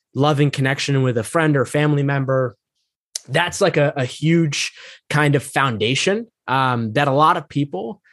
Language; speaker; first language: English; native; English